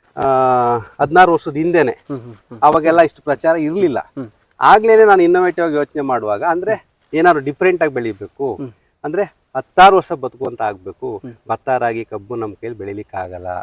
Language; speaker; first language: Kannada; native; Kannada